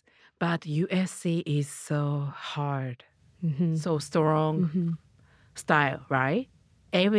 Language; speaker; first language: English; non-native, learner; Japanese